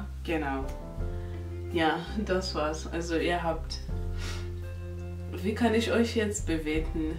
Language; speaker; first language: German; non-native, local second language; North Ndebele